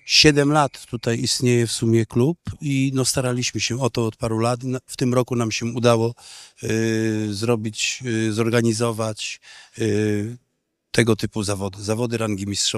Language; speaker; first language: Polish; native; Polish